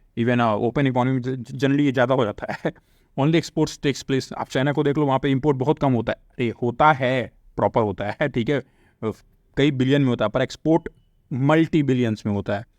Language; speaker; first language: Hindi; native; Hindi